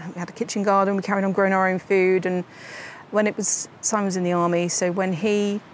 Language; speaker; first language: English; native; English